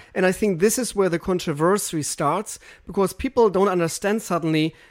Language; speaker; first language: English; non-native, fluent; German